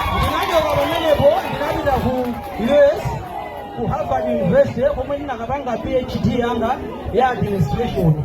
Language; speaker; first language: Nyanja; native; Nyanja